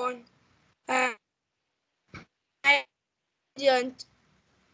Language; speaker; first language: English; non-native, learner; Vietnamese